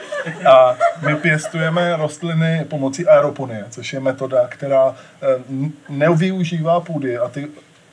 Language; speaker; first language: Czech; native; Czech